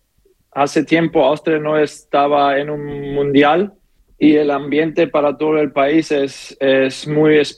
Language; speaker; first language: Spanish; non-native, learner; German